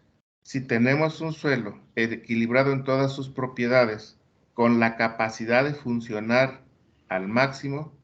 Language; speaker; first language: Spanish; native; Spanish